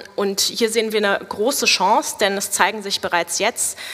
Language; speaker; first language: German; native; German